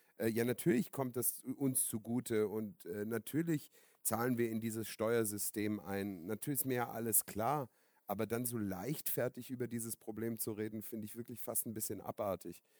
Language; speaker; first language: German; native; German